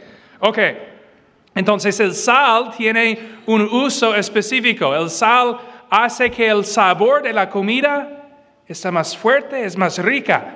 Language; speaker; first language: Spanish; non-native, fluent; English